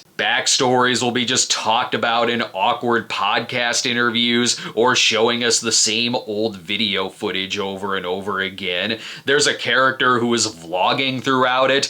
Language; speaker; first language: English; native; English